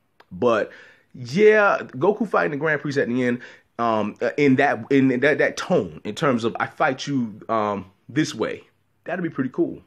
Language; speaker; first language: English; native; English